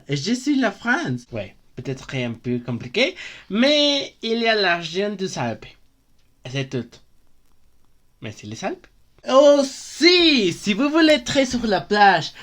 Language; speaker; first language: French; non-native, learner; Spanish